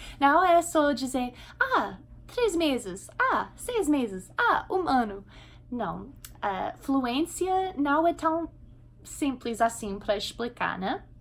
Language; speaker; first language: Portuguese; non-native, fluent; English